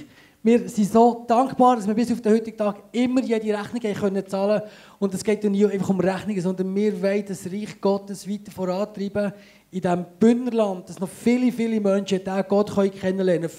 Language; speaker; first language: German; native; German